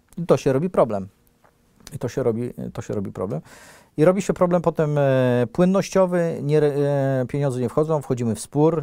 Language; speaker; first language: Polish; native; Polish